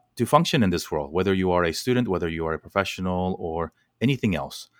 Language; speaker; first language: English; native; English